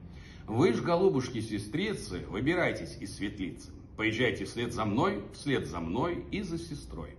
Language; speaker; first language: Russian; native; Russian